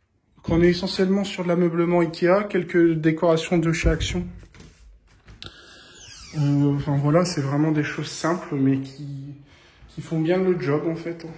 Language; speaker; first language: French; native; French